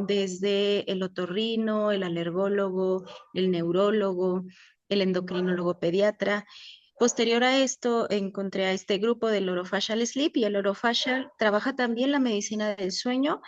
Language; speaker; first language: Spanish; native; Spanish